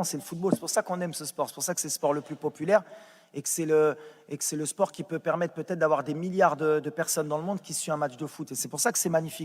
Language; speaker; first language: French; native; French